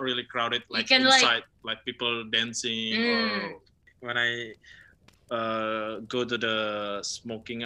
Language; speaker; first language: English; non-native, learner; Indonesian